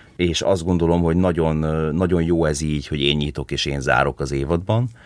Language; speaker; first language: Hungarian; early bilingual, heritage; Hungarian